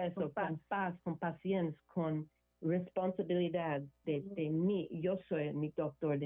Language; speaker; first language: Spanish; non-native, learner; English